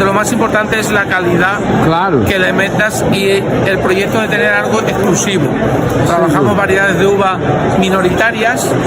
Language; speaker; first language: Spanish; native; Spanish